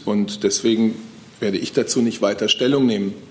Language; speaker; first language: German; native; German